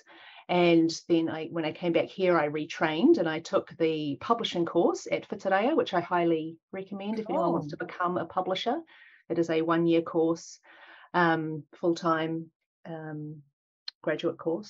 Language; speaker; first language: English; native; English